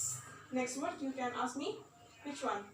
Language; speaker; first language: English; non-native, learner; Indonesian